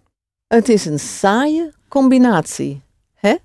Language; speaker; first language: Dutch; non-native, fluent; English